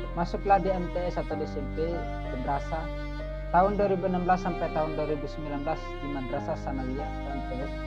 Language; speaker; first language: Indonesian; non-native, local second language; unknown